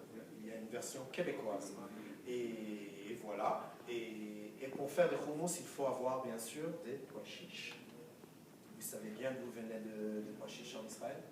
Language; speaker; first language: French; non-native, fluent; Hebrew